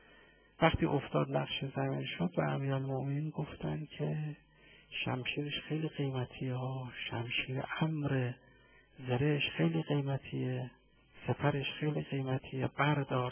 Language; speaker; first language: Persian; native; Persian